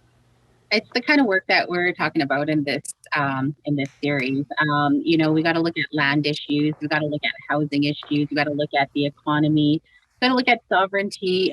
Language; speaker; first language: English; native; English